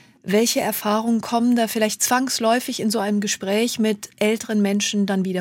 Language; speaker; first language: German; native; German